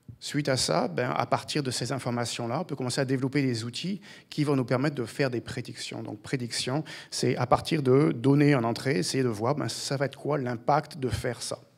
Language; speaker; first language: French; native; French